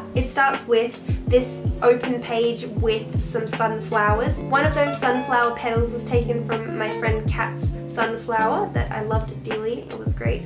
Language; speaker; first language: English; native; English